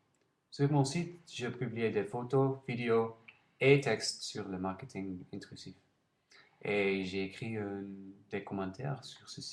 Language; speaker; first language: French; non-native, learner; Dutch